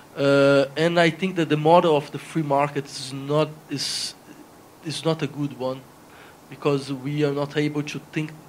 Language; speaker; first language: English; non-native, fluent; Spanish